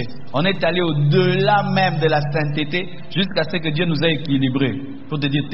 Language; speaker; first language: French; non-native, local second language; Lingala